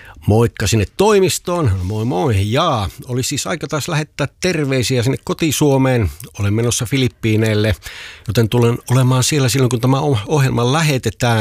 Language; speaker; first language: Finnish; native; Finnish